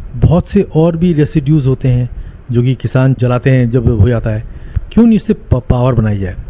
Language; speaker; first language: Hindi; native; Hindi